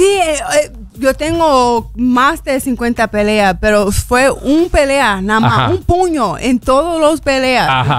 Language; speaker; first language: Spanish; early bilingual, heritage; English